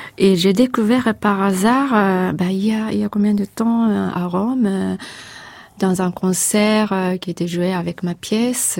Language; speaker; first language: French; non-native, fluent; Japanese